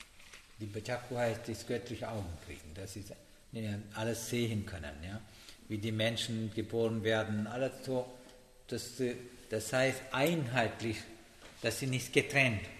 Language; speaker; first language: German; non-native, learner; Sinhala